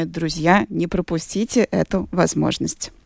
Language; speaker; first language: Russian; native; Russian